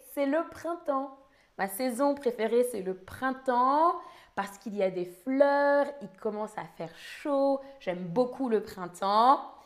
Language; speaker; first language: French; native; French